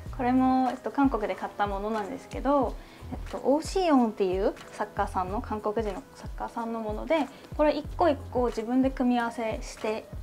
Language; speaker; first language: Japanese; non-native, fluent; Korean